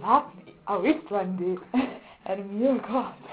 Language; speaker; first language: Icelandic; non-native, learner; English